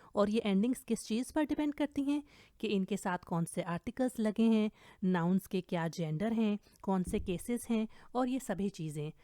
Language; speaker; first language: Urdu; native; Urdu